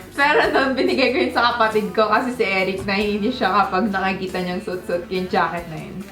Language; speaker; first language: Filipino; native; Filipino